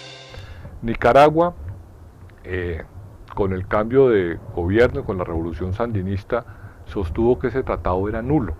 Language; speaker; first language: Spanish; native; Spanish